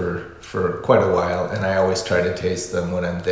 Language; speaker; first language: English; native; English